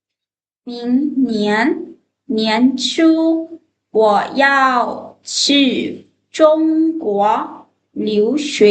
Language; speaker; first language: Chinese; non-native, fluent; Lao